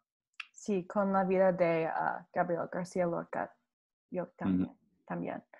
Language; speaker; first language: Spanish; non-native, learner; English